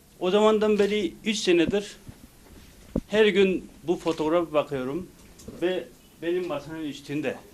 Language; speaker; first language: Turkish; non-native, fluent; Korean